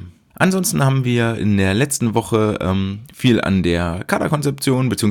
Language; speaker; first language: German; native; German